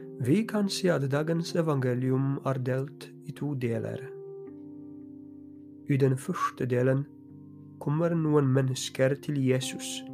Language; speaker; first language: Norwegian; non-native, fluent; Polish